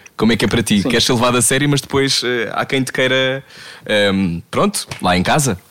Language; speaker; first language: Portuguese; native; Portuguese